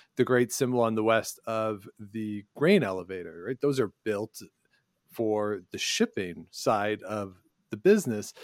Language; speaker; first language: English; native; English